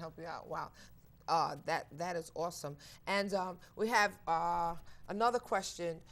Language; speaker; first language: English; native; English